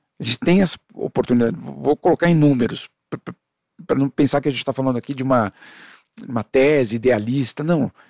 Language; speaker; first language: Portuguese; early bilingual, other home language; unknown